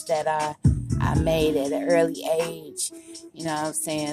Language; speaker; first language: English; native; English